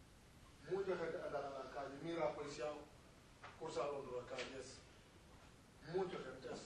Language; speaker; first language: Spanish; non-native, learner; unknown